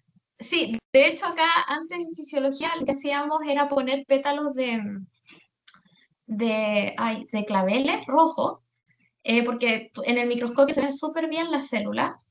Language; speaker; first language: Spanish; native; Spanish